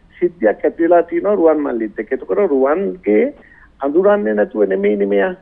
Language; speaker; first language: Sinhala; native; Sinhala